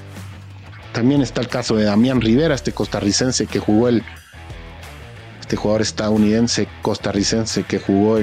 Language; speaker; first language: Spanish; native; Spanish